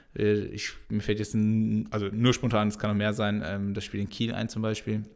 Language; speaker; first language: German; native; German